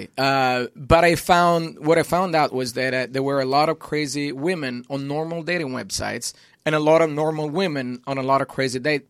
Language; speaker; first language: English; non-native, fluent; Italian